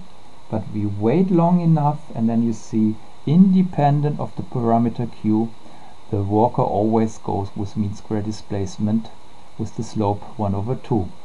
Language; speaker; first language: English; non-native, fluent; German